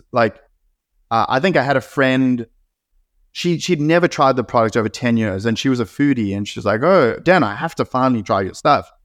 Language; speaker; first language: English; native; English